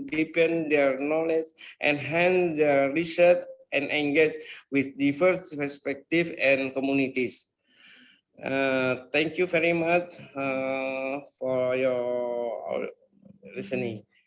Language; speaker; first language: English; non-native, fluent; Indonesian